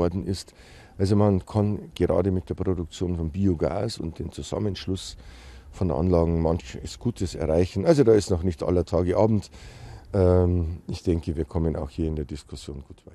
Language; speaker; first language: German; native; German